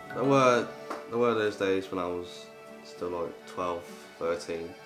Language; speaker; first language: English; early bilingual, other home language; Polish